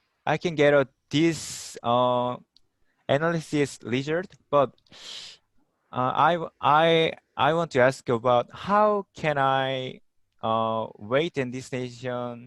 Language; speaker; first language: English; non-native, learner; Korean